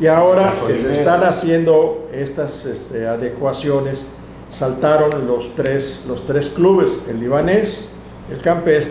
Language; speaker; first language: Spanish; native; Spanish